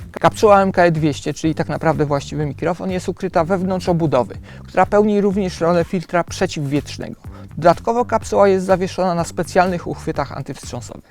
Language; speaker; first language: Polish; native; Polish